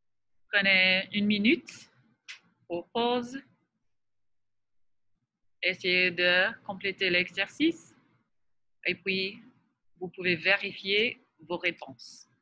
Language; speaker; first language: French; non-native, fluent; English